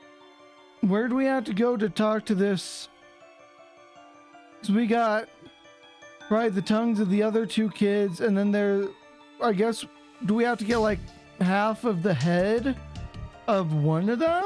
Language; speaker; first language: English; native; English